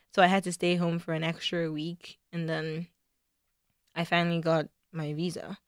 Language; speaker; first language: English; non-native, local second language; Igbo